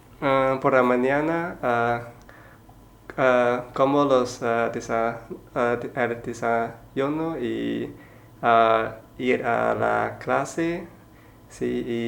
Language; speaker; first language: Spanish; non-native, learner; Chinese